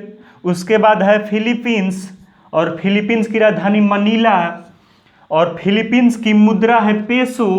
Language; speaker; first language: Hindi; native; Hindi